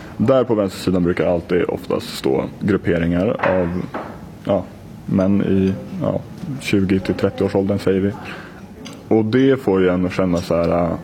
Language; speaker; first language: Swedish; native; Swedish